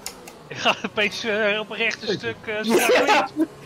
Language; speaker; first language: Dutch; native; Dutch